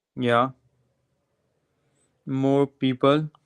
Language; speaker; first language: English; non-native, local second language; Hindi